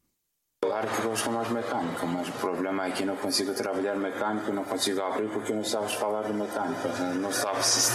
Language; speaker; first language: Portuguese; non-native, learner; Turkish